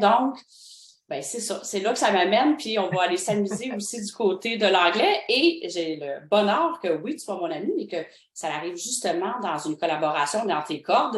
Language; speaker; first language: French; native; French